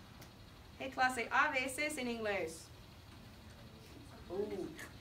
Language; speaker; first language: Spanish; non-native, fluent; English